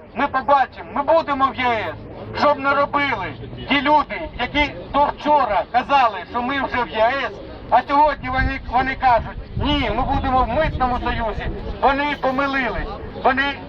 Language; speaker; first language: Ukrainian; non-native, local second language; Russian